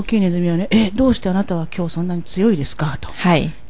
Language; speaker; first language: Japanese; native; Japanese